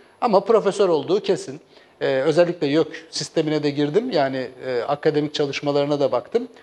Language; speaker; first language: Turkish; native; Turkish